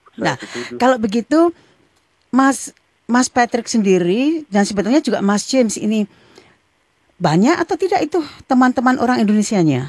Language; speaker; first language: Indonesian; native; Indonesian